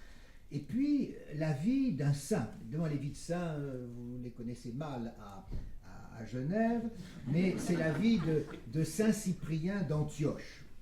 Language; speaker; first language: French; native; French